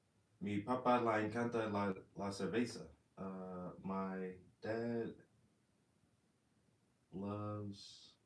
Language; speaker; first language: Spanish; non-native, learner; English